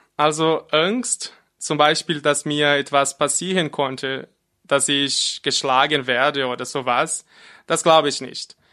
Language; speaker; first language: German; non-native, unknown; Portuguese